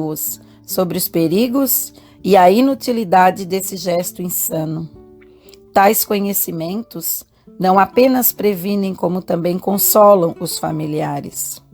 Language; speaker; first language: Portuguese; native; Portuguese